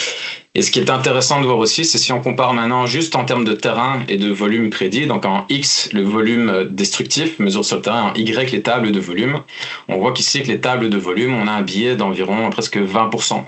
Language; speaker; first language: French; native; French